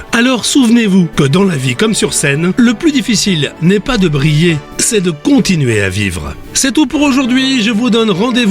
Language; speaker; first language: French; native; French